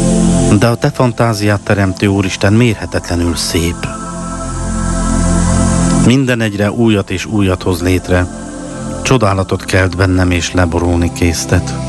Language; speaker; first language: Hungarian; native; Hungarian